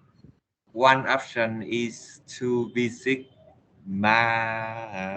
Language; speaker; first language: English; non-native, learner; Vietnamese